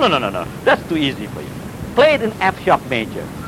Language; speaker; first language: English; non-native, fluent; Chinese